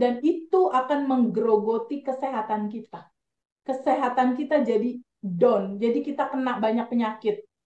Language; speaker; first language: Indonesian; native; Indonesian